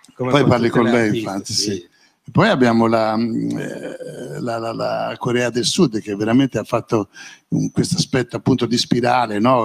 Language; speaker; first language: Italian; native; Italian